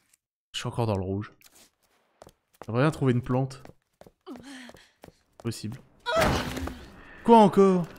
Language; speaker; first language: French; native; French